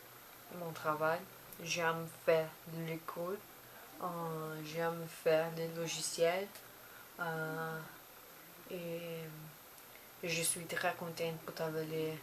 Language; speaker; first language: French; non-native, learner; Portuguese